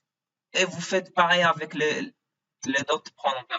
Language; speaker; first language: French; non-native, fluent; Arabic